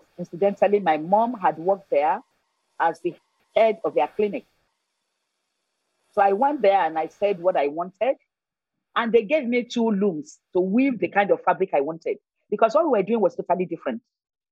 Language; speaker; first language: English; non-native, local second language; Yoruba